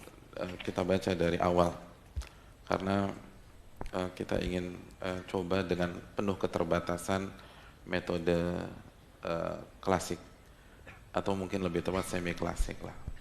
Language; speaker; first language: Indonesian; native; Indonesian